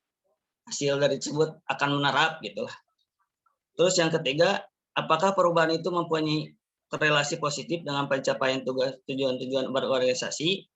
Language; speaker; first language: Indonesian; native; Indonesian